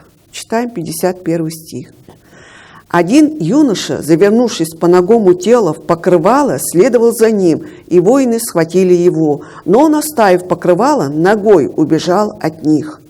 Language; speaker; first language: Russian; native; Russian